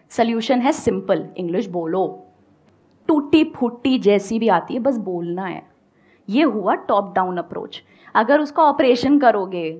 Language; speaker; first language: Hindi; native; Hindi